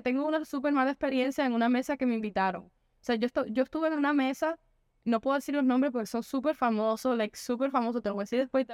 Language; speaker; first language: Spanish; native; Spanish